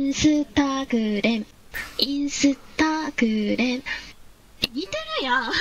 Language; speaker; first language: Japanese; non-native, fluent; Korean